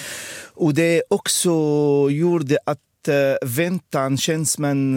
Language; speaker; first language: Swedish; non-native, fluent; Arabic